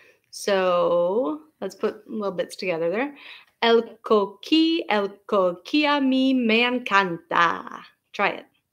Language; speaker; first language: English; native; English